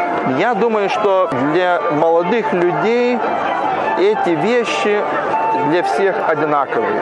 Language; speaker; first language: Russian; non-native, fluent; Polish